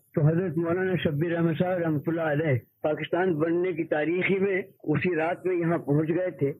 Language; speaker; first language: Urdu; native; Urdu